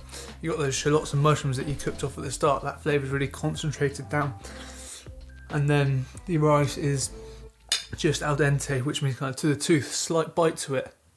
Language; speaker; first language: English; native; English